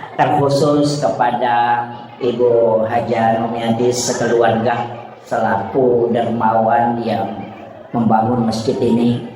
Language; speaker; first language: Indonesian; non-native, local second language; Buginese